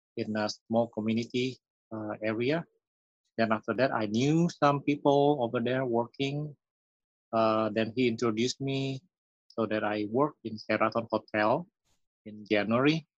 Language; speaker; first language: English; non-native, fluent; Indonesian